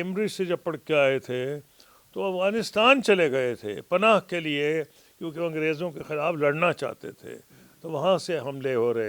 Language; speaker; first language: Urdu; native; Urdu